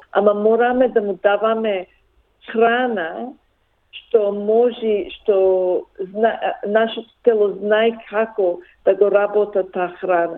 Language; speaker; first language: Macedonian; early bilingual, heritage; Macedonian